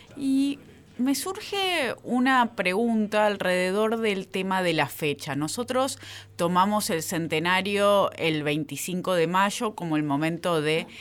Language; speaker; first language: Spanish; native; Spanish